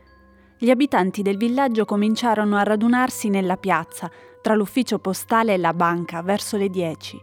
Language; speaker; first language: Italian; native; Italian